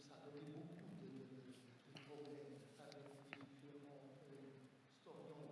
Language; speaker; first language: French; non-native, fluent; Portuguese